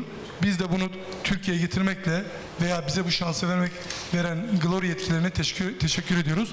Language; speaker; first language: Turkish; native; Turkish